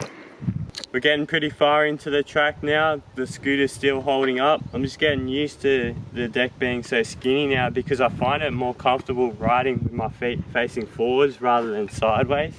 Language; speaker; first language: English; native; English